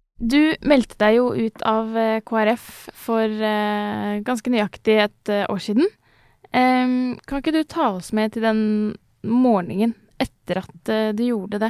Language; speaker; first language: Norwegian; early bilingual, other home language; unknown